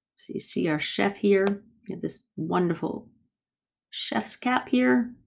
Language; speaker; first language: English; native; English